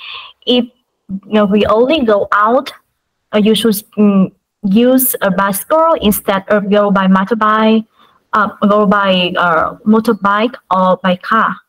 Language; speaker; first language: English; non-native, learner; Vietnamese